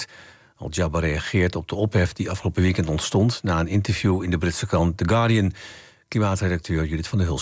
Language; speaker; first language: Dutch; native; Dutch